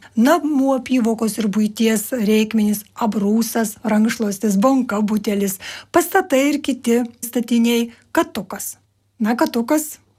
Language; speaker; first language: Lithuanian; native; Lithuanian